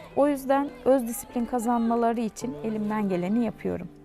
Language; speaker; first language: Turkish; native; Turkish